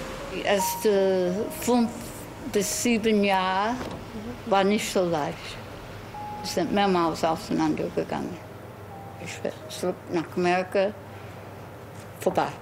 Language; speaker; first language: German; non-native, fluent; English